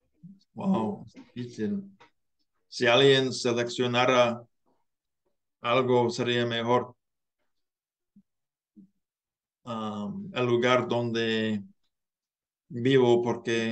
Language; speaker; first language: Spanish; non-native, learner; English